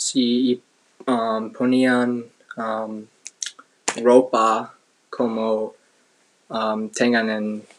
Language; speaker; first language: Spanish; non-native, learner; English